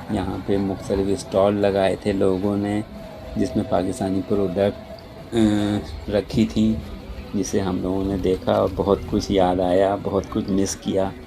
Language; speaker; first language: Urdu; native; Urdu